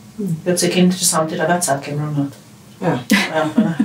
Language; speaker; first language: Latvian; early bilingual, heritage; Latvian